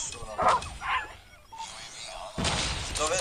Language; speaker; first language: Italian; native; Italian